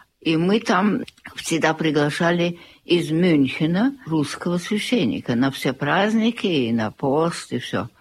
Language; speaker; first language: Russian; early bilingual, heritage; Russian